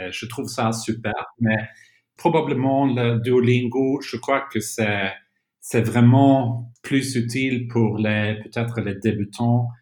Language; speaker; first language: French; non-native, fluent; Swedish